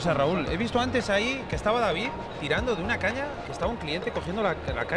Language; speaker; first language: Spanish; native; Spanish